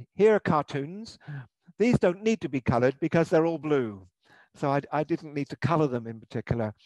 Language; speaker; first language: English; native; English